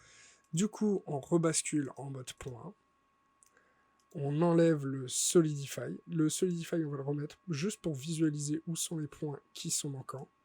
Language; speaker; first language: French; native; French